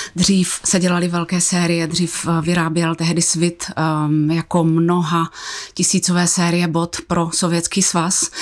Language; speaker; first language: Czech; native; Czech